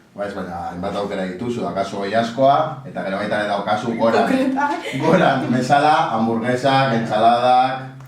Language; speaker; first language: Basque; non-native, local second language; Spanish